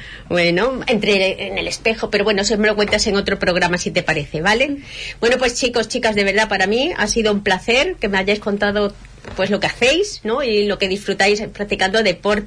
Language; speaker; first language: Spanish; native; Spanish